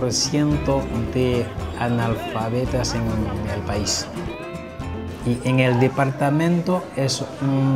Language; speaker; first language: Spanish; non-native, fluent; Haitian Creole